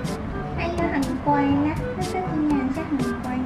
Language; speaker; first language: Chinese; native; Chinese